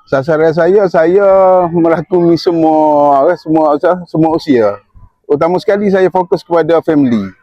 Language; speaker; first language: Malay; native; Malay